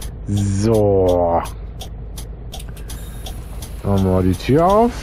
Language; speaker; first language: German; native; German